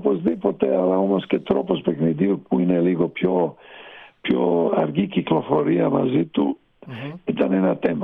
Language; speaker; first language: Greek; non-native, fluent; Serbian